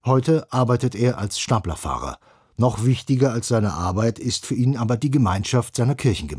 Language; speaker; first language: German; native; German